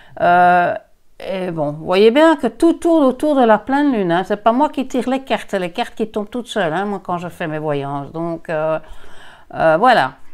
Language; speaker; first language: French; native; French